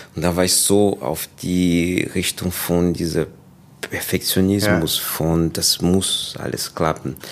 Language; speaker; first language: German; non-native, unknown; Portuguese